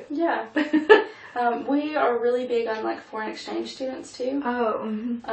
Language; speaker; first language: English; native; English